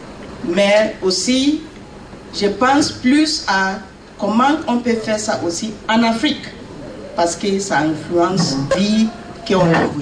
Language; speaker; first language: French; non-native, learner; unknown